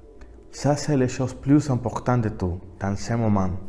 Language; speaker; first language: French; non-native, learner; Spanish